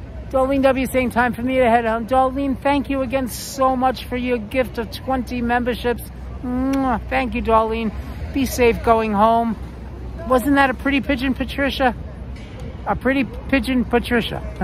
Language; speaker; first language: English; native; English